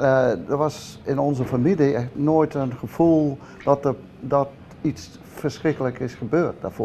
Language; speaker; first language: Dutch; early bilingual, heritage; Dutch